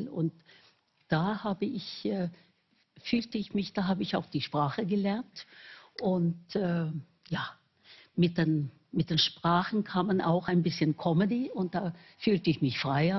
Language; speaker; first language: German; non-native, fluent; Norwegian